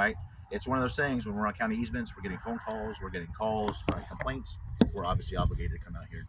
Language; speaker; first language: English; native; English